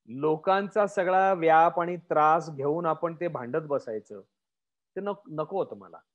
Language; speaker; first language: Marathi; native; Marathi